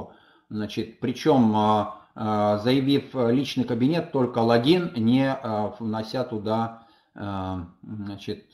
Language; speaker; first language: Russian; native; Russian